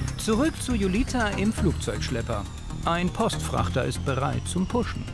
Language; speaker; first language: German; native; German